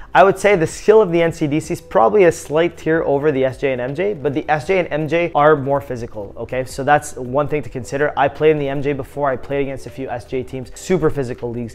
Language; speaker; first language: English; native; English